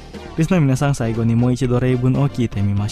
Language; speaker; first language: Japanese; non-native, fluent; Indonesian